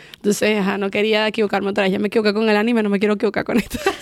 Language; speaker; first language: Spanish; native; Spanish